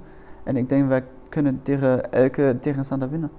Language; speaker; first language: Dutch; non-native, learner; German